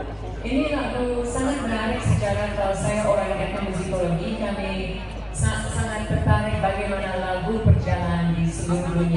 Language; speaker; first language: Indonesian; non-native, fluent; English